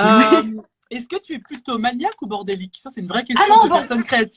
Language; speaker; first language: French; native; French